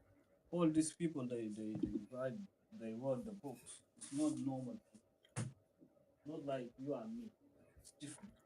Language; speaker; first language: English; non-native, fluent; Arabic